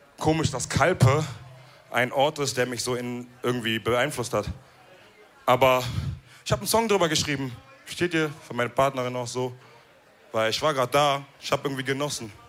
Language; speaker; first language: German; early bilingual, other home language; Wolof